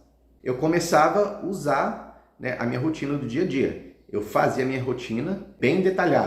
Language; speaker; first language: Portuguese; early bilingual, heritage; Portuguese